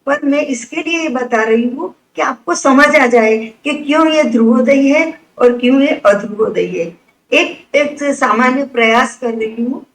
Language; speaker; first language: Hindi; non-native, local second language; Gujarati